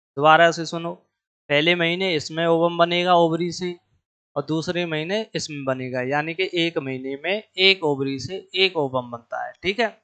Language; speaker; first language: Hindi; native; Hindi